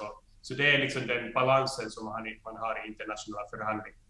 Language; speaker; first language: Swedish; non-native, fluent; Finnish